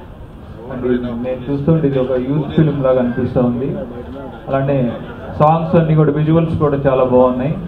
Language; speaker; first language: Telugu; native; Telugu